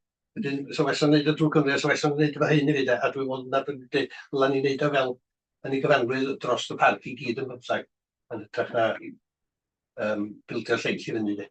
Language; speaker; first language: Welsh; native; Welsh